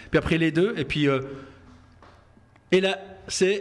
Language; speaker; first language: French; native; French